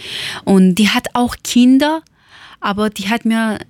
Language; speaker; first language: German; non-native, fluent; Persian